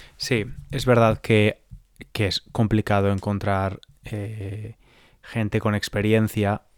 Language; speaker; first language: Spanish; native; Spanish